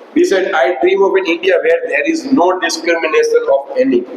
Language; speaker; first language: English; non-native, local second language; Gujarati